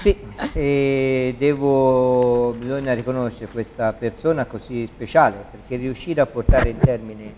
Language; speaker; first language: Italian; native; Italian